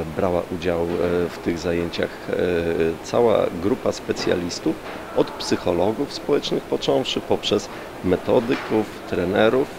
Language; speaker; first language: Polish; native; Polish